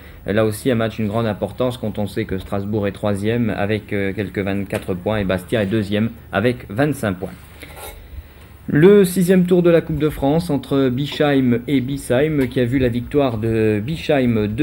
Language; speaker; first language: French; native; French